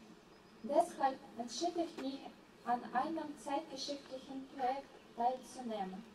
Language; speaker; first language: German; non-native, fluent; Russian